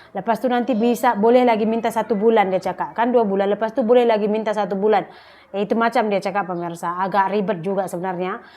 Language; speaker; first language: Indonesian; native; Indonesian